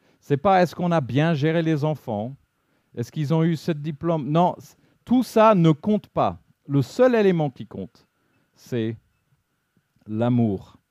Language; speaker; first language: French; non-native, fluent; English